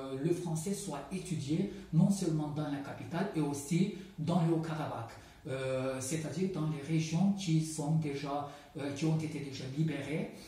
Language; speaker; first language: French; non-native, fluent; Azerbaijani